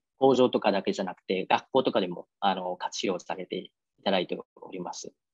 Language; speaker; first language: Japanese; non-native, fluent; Vietnamese